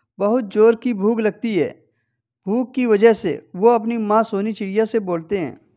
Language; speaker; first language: Hindi; native; Hindi